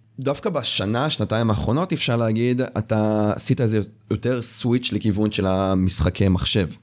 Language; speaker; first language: Hebrew; native; Hebrew